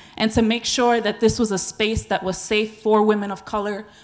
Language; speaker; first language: English; native; English